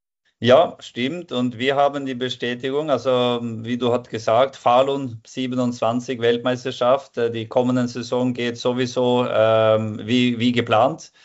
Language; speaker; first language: German; non-native, fluent; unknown